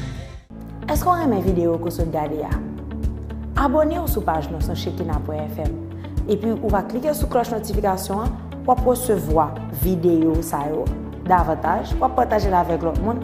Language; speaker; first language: French; non-native, local second language; Haitian Creole